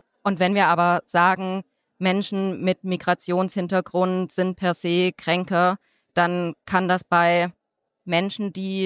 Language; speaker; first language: German; native; German